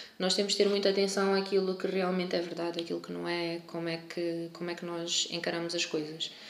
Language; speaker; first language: Portuguese; native; Portuguese